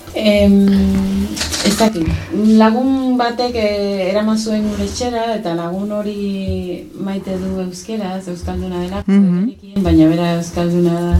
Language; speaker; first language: Basque; non-native, learner; Spanish